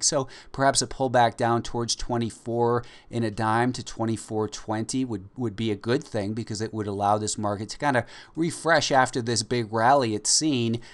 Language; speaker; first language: English; native; English